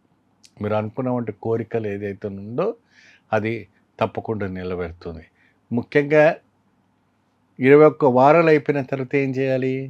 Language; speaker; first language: Telugu; non-native, fluent; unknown